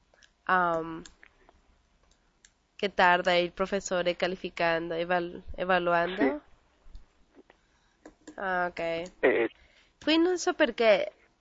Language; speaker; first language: Italian; non-native, learner; Spanish